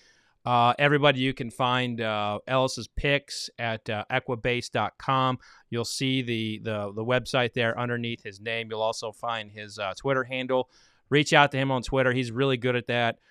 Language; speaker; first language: English; native; English